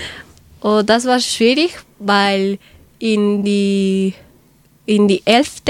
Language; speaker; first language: German; non-native, learner; Spanish